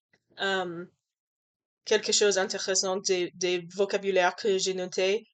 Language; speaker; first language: French; non-native, learner; English